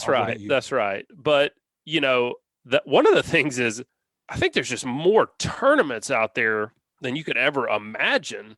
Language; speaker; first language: English; native; English